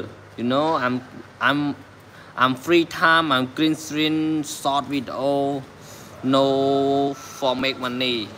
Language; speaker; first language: English; non-native, learner; Khmer